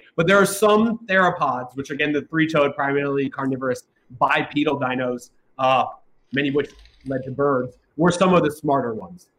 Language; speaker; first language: English; native; English